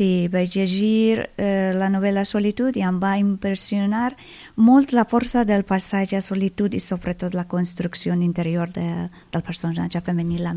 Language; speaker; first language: Catalan; non-native, fluent; Persian